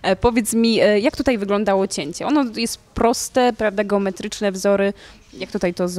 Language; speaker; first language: Polish; native; Polish